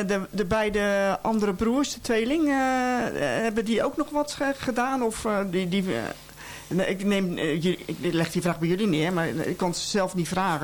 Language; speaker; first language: Dutch; native; Dutch